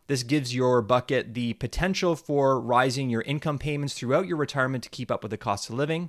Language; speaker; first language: English; native; English